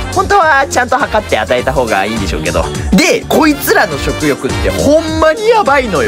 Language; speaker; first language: Japanese; native; Japanese